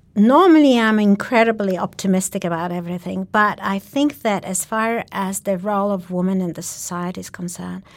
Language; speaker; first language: English; non-native, fluent; Polish